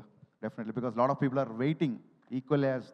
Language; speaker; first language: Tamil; non-native, local second language; Telugu